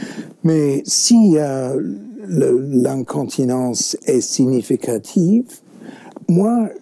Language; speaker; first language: French; non-native, fluent; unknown